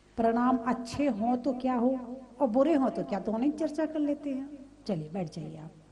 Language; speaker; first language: Hindi; native; Hindi